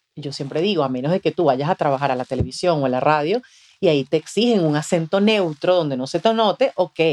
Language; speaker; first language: Spanish; native; Spanish